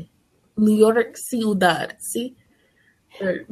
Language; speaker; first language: Spanish; non-native, learner; English